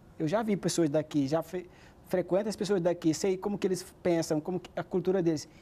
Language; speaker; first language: Portuguese; non-native, fluent; Wolof